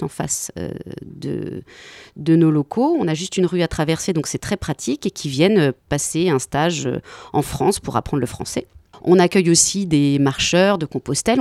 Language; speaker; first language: French; native; French